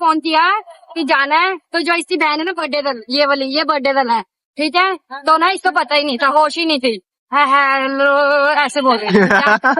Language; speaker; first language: Hindi; non-native, local second language; Punjabi